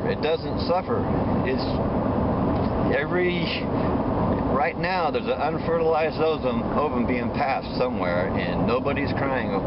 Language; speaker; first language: English; native; English